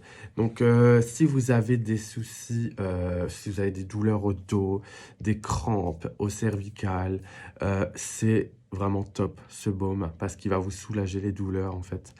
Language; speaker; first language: French; native; French